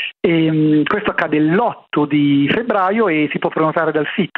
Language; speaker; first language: Italian; native; Italian